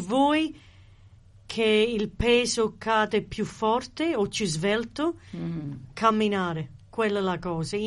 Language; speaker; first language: Italian; early bilingual, heritage; Italian